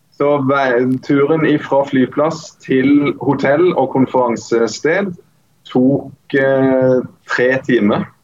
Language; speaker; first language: Norwegian; native; Norwegian